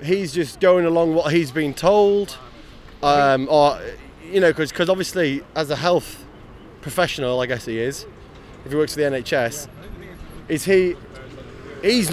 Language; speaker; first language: English; native; English